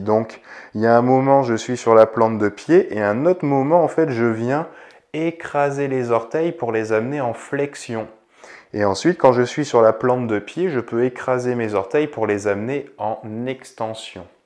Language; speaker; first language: French; native; French